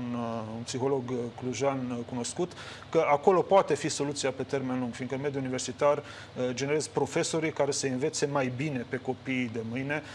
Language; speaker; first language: Romanian; native; Romanian